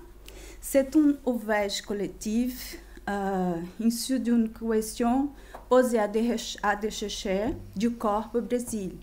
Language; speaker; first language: French; non-native, fluent; Chinese